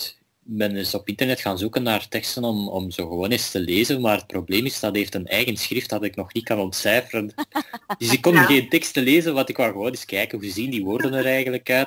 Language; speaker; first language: Dutch; native; Dutch